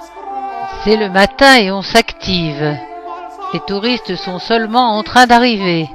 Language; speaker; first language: French; native; French